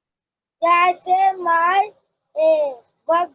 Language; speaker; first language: English; non-native, learner; Hindi